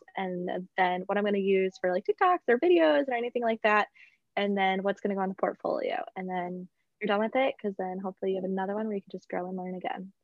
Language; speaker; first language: English; native; English